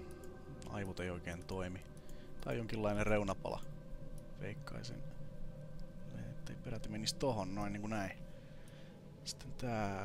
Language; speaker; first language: Finnish; native; Finnish